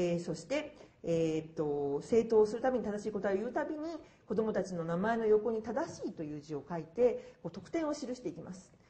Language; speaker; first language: Japanese; native; Japanese